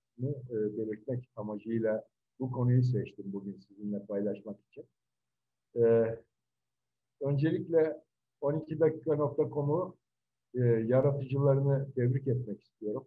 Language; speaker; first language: Turkish; native; Turkish